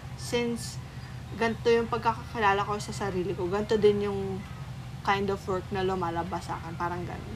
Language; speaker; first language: Filipino; native; Filipino